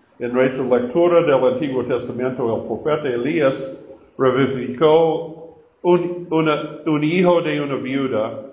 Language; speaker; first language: Spanish; non-native, learner; English